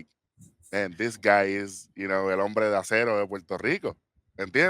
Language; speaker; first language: Spanish; native; Spanish